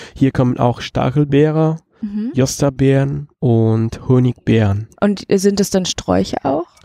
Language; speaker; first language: German; non-native, fluent; Italian